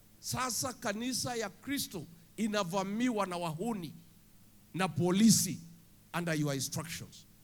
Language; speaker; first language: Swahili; non-native, local second language; Kikuyu